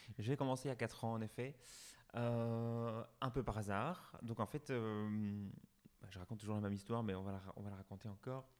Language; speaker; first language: French; native; French